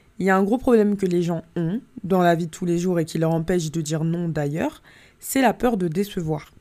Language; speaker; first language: French; native; French